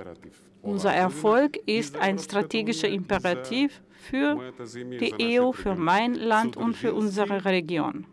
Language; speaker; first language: German; non-native, fluent; Macedonian